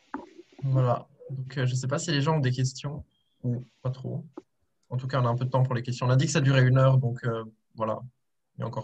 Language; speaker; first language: French; native; French